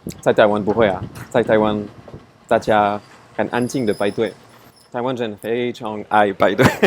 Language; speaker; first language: Chinese; non-native, fluent; French